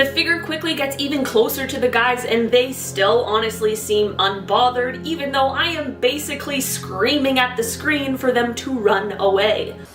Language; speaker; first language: English; native; English